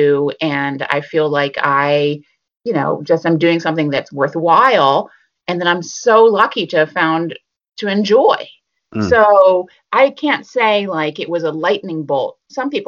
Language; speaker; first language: English; native; English